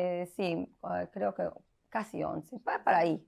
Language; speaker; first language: Spanish; early bilingual, heritage; Spanish